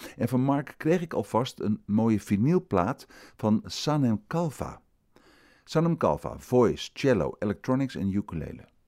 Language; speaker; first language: Dutch; native; Dutch